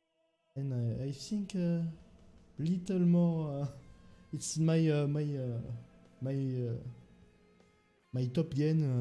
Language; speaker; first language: English; non-native, learner; French